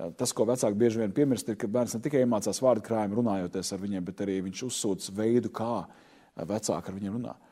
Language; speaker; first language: Latvian; native; Latvian